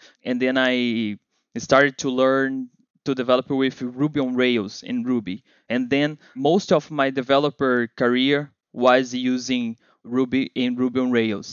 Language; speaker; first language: English; non-native, fluent; Portuguese